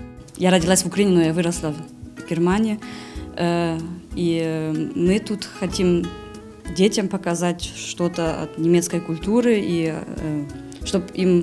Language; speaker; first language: Russian; early bilingual, heritage; Russian